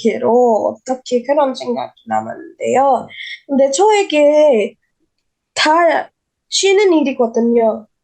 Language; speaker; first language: Korean; non-native, learner; Indonesian